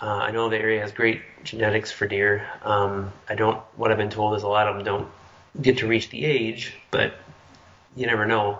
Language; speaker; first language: English; native; English